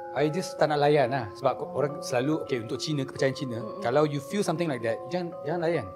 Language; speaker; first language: Malay; non-native, local second language; Chinese